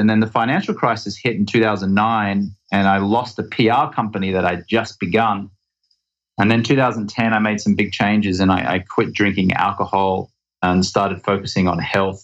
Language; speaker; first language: English; native; English